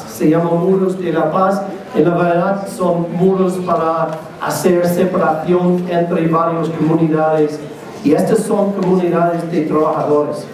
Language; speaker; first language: Spanish; non-native, learner; English